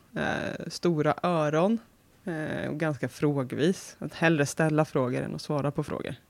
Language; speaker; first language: Swedish; native; Swedish